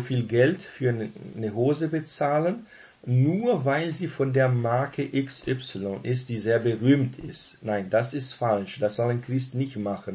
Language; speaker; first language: German; non-native, fluent; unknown